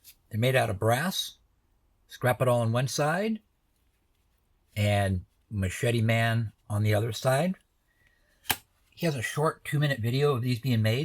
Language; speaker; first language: English; native; English